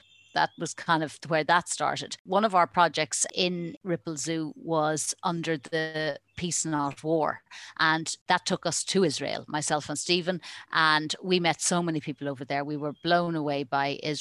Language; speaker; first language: English; native; English